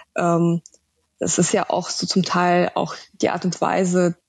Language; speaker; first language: German; early bilingual, other home language; Russian